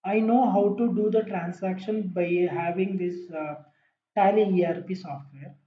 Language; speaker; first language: English; non-native, local second language; Kannada